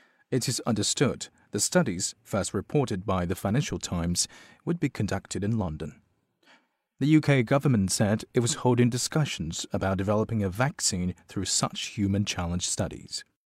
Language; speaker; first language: English; non-native, fluent; Chinese